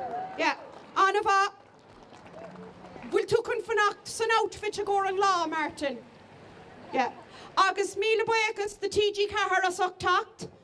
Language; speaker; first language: Irish; native; Irish